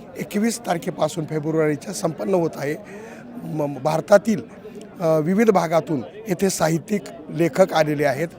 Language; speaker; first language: Marathi; native; Marathi